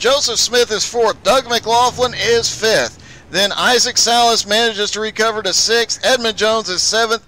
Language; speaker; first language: English; native; English